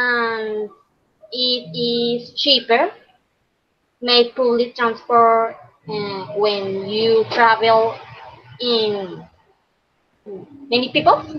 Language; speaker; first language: English; non-native, learner; Spanish